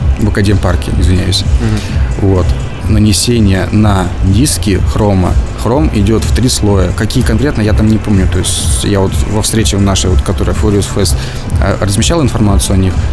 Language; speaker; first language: Russian; native; Russian